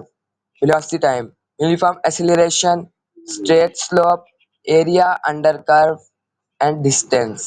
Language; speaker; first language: English; non-native, local second language; Urdu